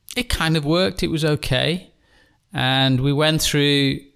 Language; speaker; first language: English; native; English